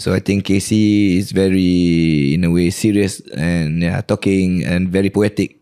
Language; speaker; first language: English; non-native, local second language; Malay